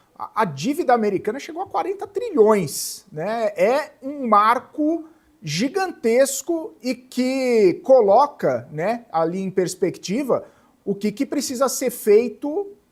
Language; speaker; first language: Portuguese; native; Portuguese